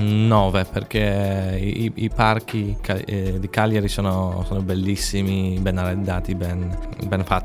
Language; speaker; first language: Italian; non-native, fluent; Polish